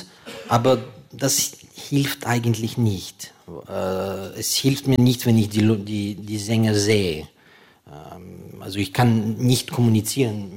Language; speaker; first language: German; non-native, fluent; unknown